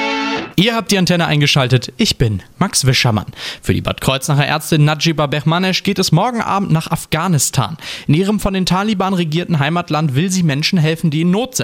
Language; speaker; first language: German; native; German